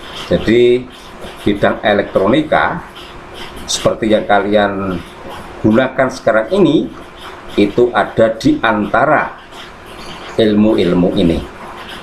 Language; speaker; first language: Indonesian; native; Indonesian